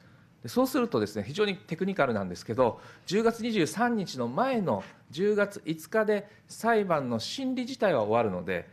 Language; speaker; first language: Japanese; native; Japanese